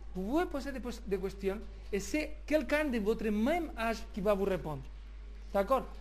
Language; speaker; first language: French; non-native, learner; Spanish